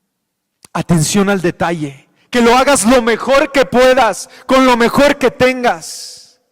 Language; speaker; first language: Spanish; native; Spanish